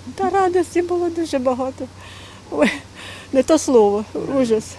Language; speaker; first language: Ukrainian; non-native, local second language; Russian